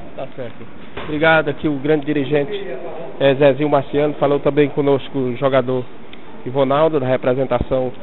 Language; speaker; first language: Portuguese; native; Portuguese